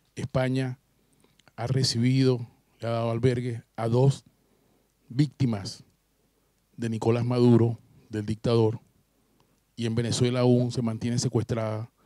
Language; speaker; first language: Spanish; native; Spanish